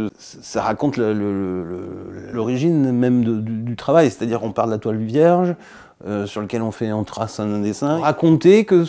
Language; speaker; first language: French; native; French